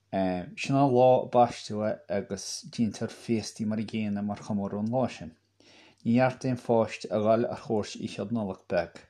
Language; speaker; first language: Irish; native; Irish